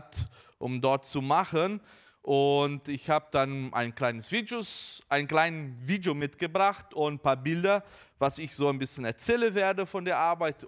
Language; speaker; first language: German; early bilingual, heritage; Portuguese